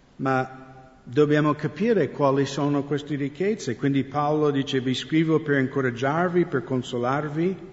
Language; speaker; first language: Italian; non-native, fluent; English